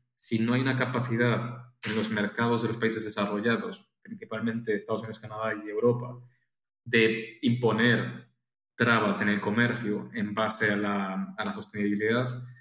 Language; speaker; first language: Spanish; native; Spanish